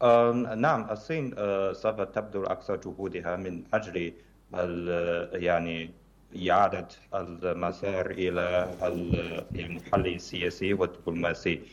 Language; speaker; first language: Arabic; non-native, fluent; Chinese